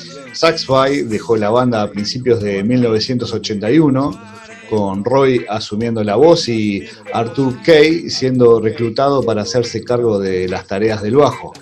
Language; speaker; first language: Spanish; native; Spanish